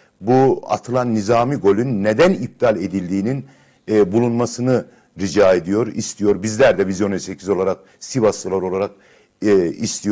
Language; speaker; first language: Turkish; native; Turkish